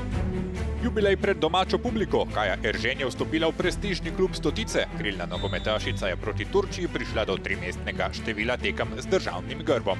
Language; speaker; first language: Slovenian; native; Slovenian